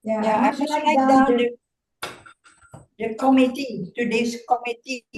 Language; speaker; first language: English; non-native, fluent; Indonesian